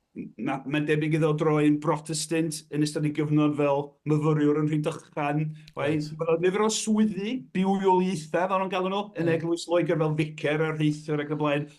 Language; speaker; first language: Welsh; native; Welsh